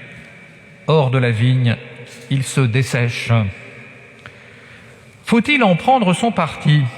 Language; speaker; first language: French; native; French